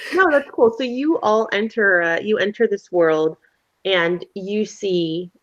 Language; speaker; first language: English; native; English